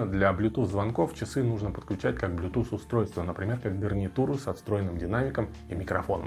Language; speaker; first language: Russian; native; Russian